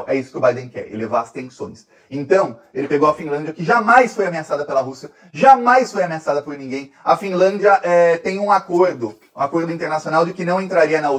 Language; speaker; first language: Portuguese; native; Portuguese